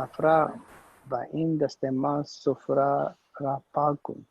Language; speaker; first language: Persian; non-native, learner; Urdu